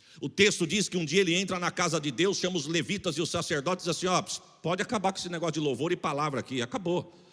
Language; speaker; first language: Portuguese; native; Portuguese